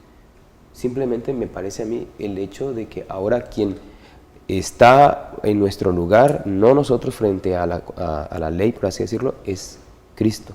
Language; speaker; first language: Spanish; native; Spanish